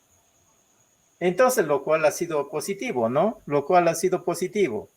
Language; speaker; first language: Spanish; non-native, local second language; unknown